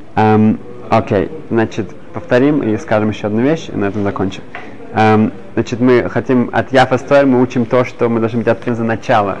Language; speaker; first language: Russian; early bilingual, heritage; Hebrew